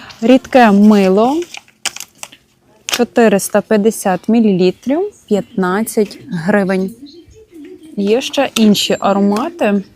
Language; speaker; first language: Ukrainian; native; Ukrainian